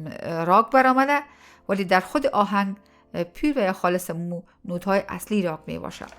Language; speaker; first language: Persian; native; Persian